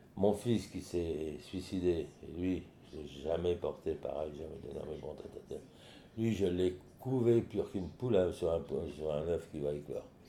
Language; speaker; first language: French; native; French